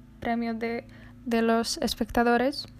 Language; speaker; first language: Spanish; non-native, fluent; Polish